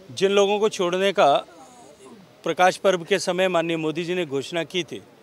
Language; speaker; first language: Hindi; native; Hindi